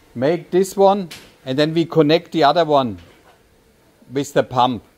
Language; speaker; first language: English; non-native, learner; German